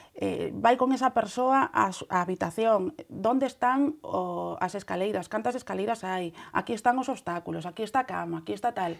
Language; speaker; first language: Galician; native; Galician